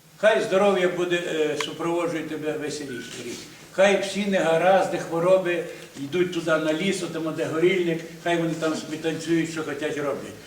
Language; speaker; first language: Ukrainian; native; Ukrainian